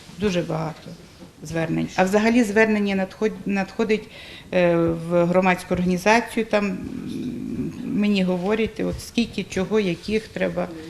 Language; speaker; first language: Ukrainian; native; Ukrainian